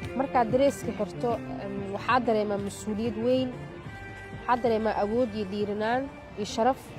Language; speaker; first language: Somali; early bilingual, heritage; Somali